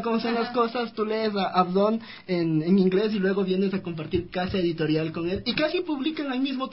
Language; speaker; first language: Spanish; native; Spanish